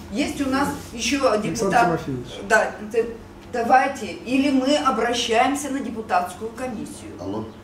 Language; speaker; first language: Russian; native; Russian